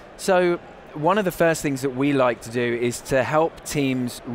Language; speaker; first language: English; native; English